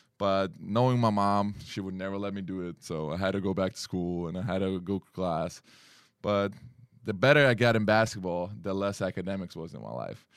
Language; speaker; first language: English; non-native, fluent; Lithuanian